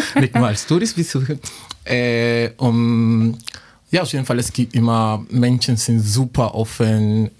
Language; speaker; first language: German; non-native, fluent; Spanish